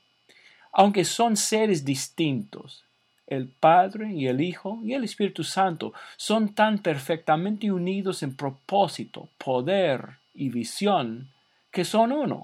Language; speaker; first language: Spanish; non-native, fluent; English